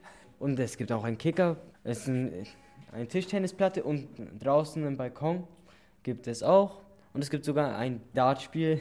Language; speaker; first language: German; native; German